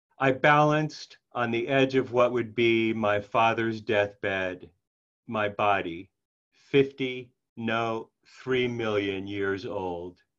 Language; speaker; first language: English; native; English